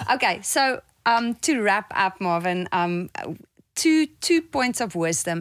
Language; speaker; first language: English; non-native, local second language; Afrikaans